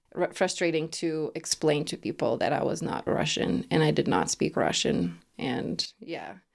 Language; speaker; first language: English; non-native, fluent; Lithuanian